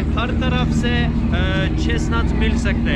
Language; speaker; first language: Hindi; non-native, learner; Turkish